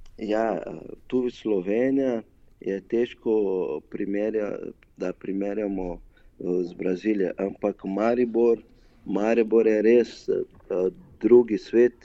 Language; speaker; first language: Slovenian; non-native, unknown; Portuguese